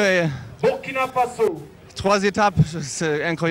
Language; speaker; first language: French; non-native, learner; German